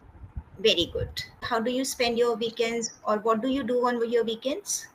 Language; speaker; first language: English; non-native, fluent; Hindi